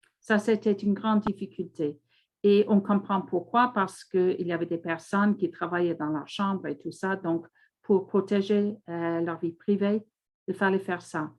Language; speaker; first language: French; non-native, fluent; English